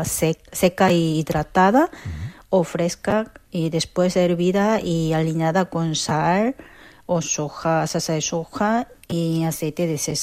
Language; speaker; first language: Spanish; non-native, learner; Korean